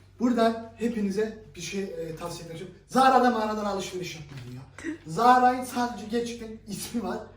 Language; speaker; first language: Turkish; early bilingual, heritage; Turkish